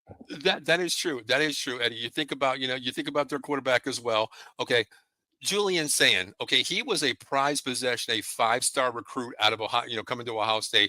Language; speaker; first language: English; native; English